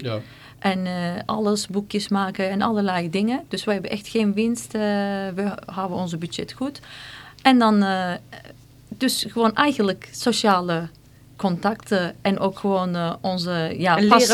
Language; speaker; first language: Dutch; non-native, fluent; Turkish